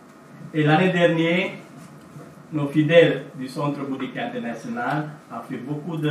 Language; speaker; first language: French; non-native, fluent; Sinhala